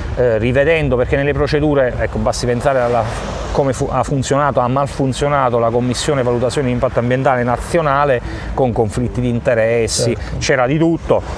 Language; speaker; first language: Italian; native; Italian